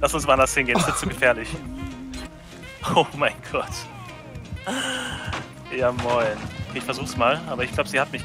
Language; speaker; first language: German; native; German